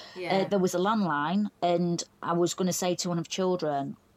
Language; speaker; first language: English; native; English